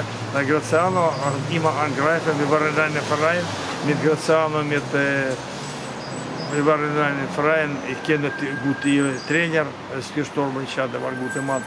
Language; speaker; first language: German; non-native, learner; Russian